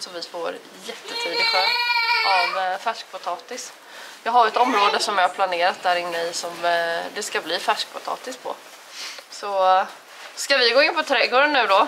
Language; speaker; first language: Swedish; native; Swedish